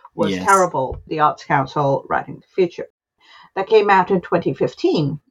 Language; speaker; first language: English; non-native, local second language; Hindi